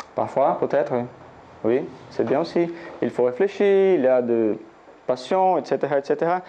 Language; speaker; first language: French; non-native, learner; Portuguese